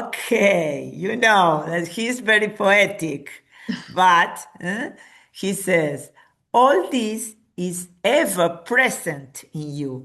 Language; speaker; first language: English; non-native, fluent; Spanish